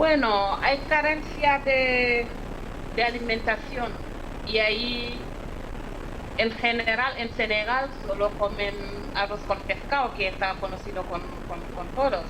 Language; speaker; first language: Spanish; non-native, fluent; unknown